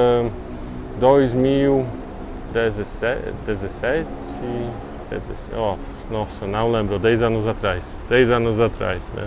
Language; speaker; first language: Portuguese; non-native, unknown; Polish